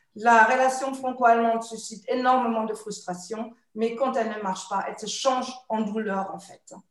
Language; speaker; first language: French; non-native, fluent; German